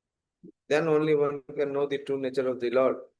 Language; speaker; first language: English; non-native, local second language; Hindi